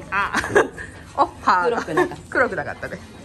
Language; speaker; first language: Japanese; native; Japanese